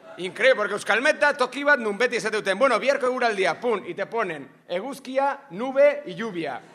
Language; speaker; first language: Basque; native; Basque